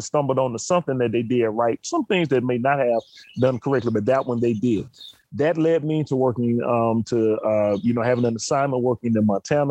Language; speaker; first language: English; native; English